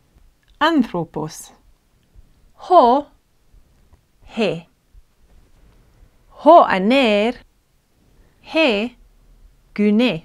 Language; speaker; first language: Greek; non-native, fluent; English